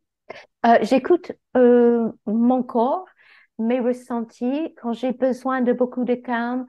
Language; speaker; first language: French; non-native, fluent; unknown